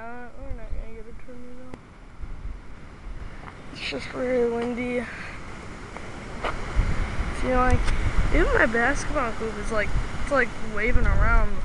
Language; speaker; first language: English; native; English